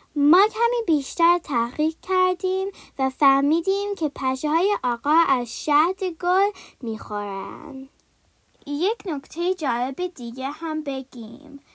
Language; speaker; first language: Persian; early bilingual, heritage; Persian